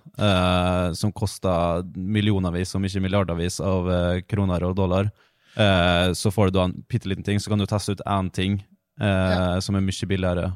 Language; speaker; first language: Norwegian; early bilingual, other home language; Russian